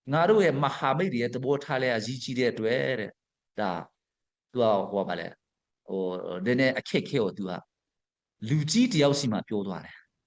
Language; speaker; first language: Burmese; non-native, local second language; Hakha Chin